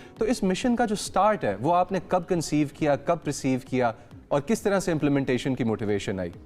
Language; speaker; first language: Urdu; native; Urdu